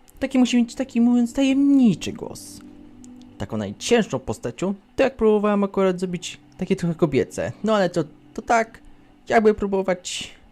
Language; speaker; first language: Polish; native; Polish